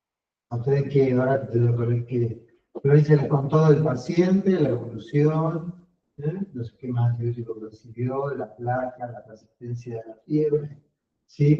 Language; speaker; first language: Spanish; native; Spanish